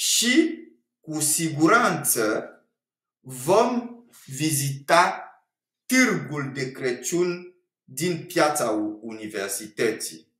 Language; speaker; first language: Romanian; non-native, fluent; French